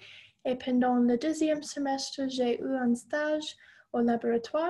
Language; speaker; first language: French; non-native, fluent; English